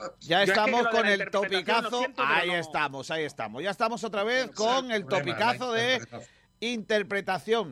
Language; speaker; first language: Spanish; native; Spanish